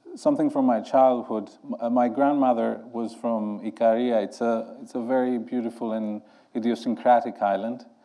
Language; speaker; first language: English; non-native, fluent; Greek